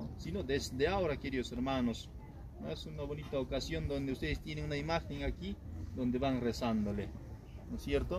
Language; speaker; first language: Spanish; native; Spanish